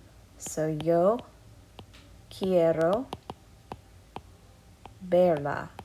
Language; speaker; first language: Spanish; non-native, fluent; English